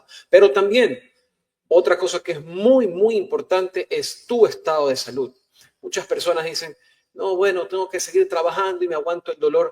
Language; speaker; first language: Spanish; native; Spanish